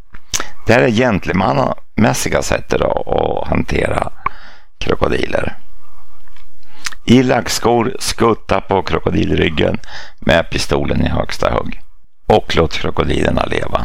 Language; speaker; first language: Swedish; native; Swedish